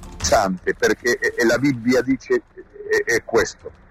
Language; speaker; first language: Italian; non-native, learner; Spanish